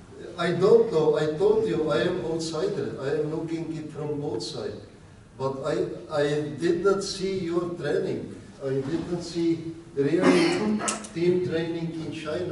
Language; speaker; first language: English; non-native, learner; Czech